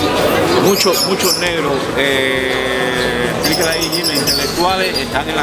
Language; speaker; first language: Spanish; native; Spanish